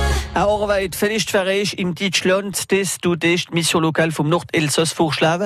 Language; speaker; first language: German; non-native, local second language; French